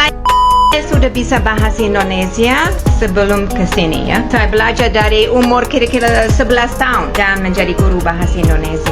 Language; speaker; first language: Indonesian; non-native, fluent; English